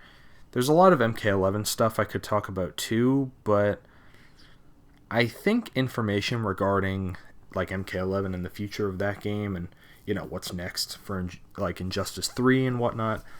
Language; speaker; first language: English; native; English